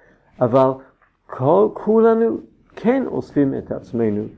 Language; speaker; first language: Hebrew; non-native, fluent; English